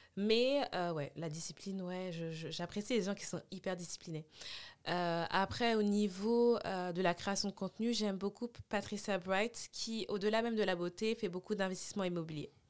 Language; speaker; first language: French; native; French